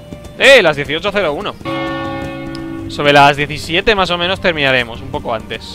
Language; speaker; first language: Spanish; native; Spanish